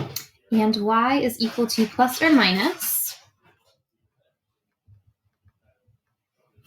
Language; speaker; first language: English; native; English